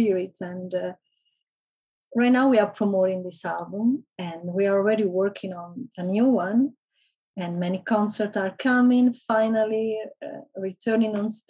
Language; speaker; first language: English; non-native, fluent; Italian